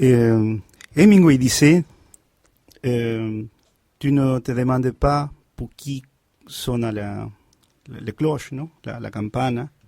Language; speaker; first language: French; non-native, fluent; Spanish